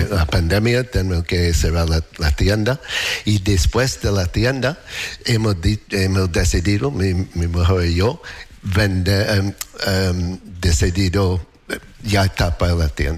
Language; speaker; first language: Spanish; non-native, learner; English